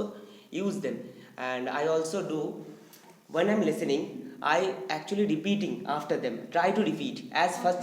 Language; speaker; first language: English; non-native, learner; Bangla